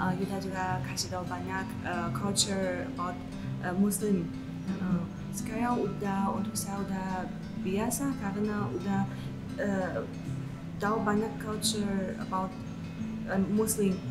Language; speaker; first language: Indonesian; non-native, learner; Chinese